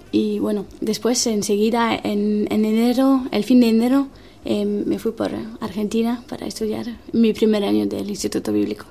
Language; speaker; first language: Spanish; non-native, fluent; French